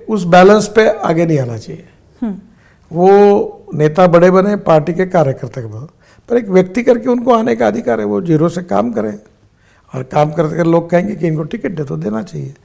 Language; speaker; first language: Hindi; non-native, local second language; Marathi